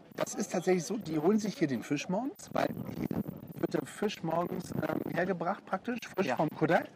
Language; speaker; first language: German; native; German